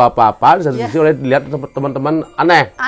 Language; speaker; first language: Indonesian; native; Indonesian